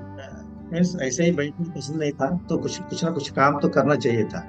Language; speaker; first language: Hindi; non-native, local second language; Malayalam